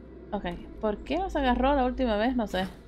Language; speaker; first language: Spanish; early bilingual, heritage; Spanish